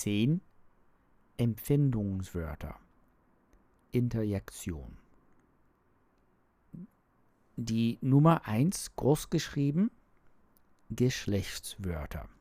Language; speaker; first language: German; non-native, learner; English